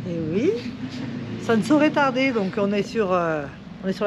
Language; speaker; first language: French; native; French